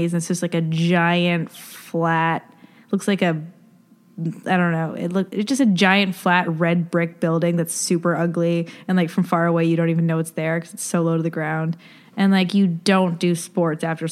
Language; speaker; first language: English; native; English